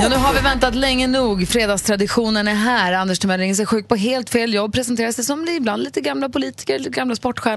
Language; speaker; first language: Swedish; native; Swedish